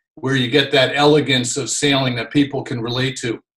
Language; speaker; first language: English; native; English